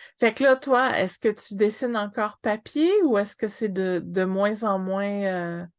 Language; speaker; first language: French; native; French